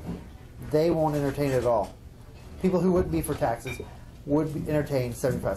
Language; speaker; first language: English; native; English